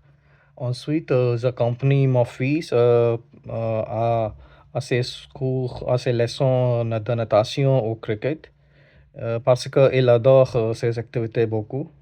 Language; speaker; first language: French; non-native, learner; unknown